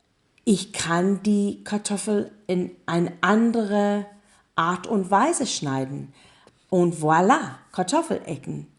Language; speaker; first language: German; non-native, learner; English